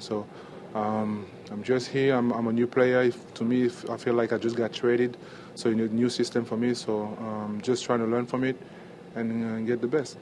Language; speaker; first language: English; non-native, fluent; French